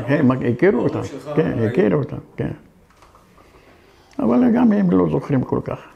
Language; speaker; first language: Hebrew; early bilingual, other home language; Arabic